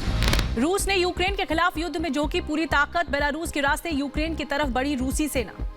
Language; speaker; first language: Hindi; native; Hindi